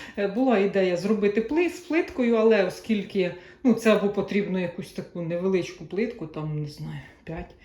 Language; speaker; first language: Ukrainian; non-native, local second language; Russian